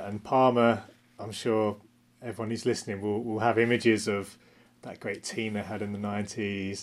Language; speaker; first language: English; native; English